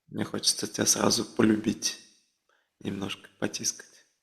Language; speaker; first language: Russian; native; Russian